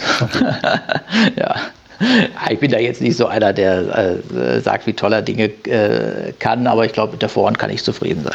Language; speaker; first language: German; native; German